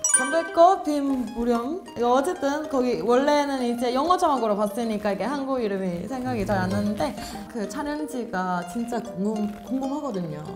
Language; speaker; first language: Korean; non-native, fluent; Finnish